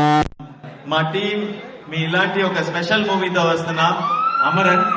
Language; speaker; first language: Telugu; non-native, learner; Tamil